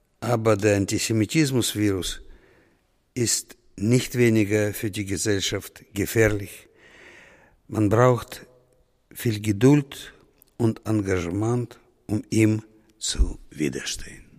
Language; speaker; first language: German; non-native, fluent; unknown